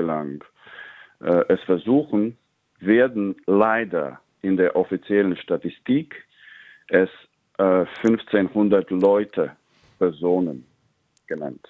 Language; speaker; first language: German; non-native, fluent; Latvian